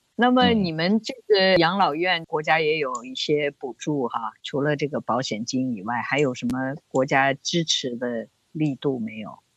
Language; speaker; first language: Chinese; native; Chinese